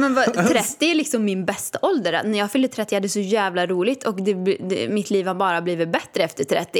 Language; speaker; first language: Swedish; native; Swedish